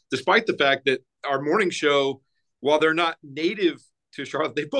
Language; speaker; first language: English; native; English